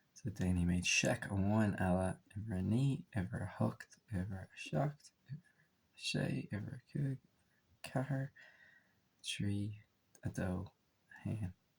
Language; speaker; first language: Irish; non-native, local second language; English